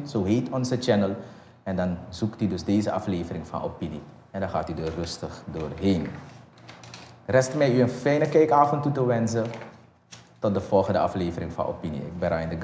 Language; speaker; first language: Dutch; native; Dutch